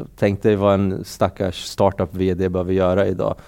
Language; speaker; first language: Swedish; early bilingual, other home language; Persian